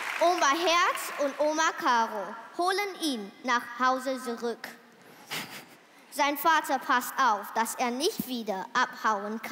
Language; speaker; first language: German; non-native, learner; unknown